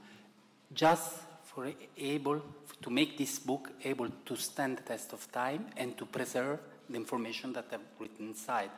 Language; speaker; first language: English; non-native, fluent; Italian